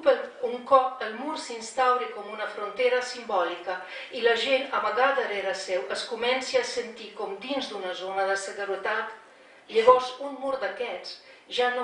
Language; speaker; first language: Catalan; non-native, fluent; Slovenian